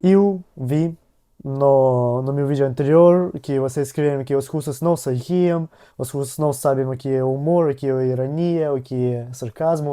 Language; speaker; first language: Portuguese; non-native, learner; Russian